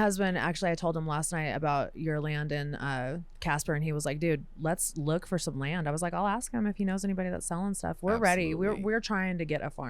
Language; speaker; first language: English; native; English